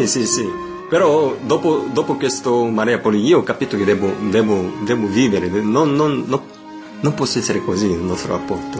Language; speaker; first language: Italian; non-native, learner; Korean